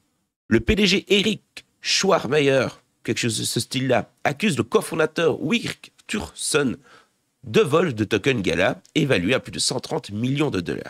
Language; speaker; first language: French; native; French